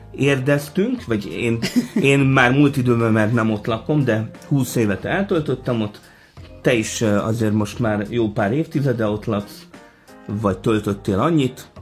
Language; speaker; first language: Hungarian; native; Hungarian